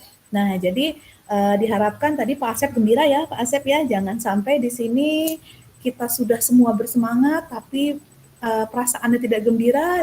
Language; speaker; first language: Indonesian; native; Indonesian